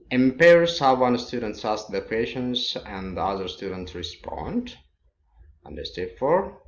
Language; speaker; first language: English; non-native, local second language; Amharic